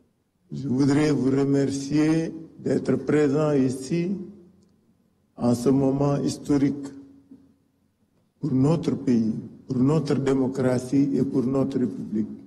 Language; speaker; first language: French; non-native, local second language; Wolof